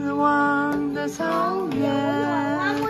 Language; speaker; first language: Chinese; native; Chinese